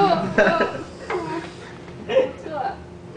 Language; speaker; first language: Chinese; non-native, learner; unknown